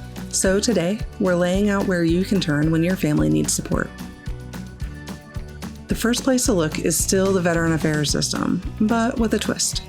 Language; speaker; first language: English; native; English